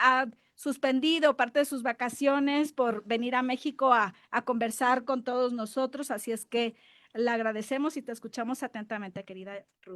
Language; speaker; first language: Spanish; native; Spanish